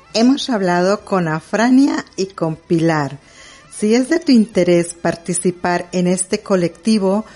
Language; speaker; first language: Spanish; native; Spanish